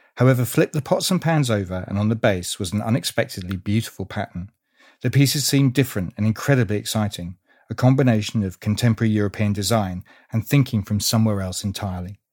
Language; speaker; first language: English; native; English